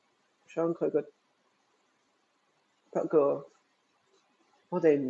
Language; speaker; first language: Cantonese; early bilingual, heritage; Cantonese